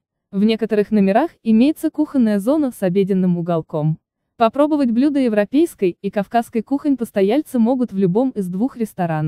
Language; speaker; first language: Russian; native; Russian